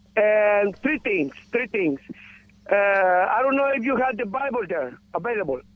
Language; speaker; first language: English; non-native, learner; Spanish